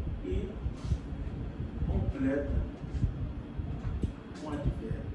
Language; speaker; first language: Portuguese; native; Portuguese